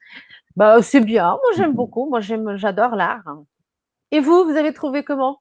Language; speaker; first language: French; non-native, fluent; Portuguese